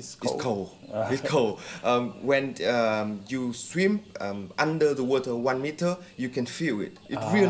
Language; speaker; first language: English; non-native, fluent; Vietnamese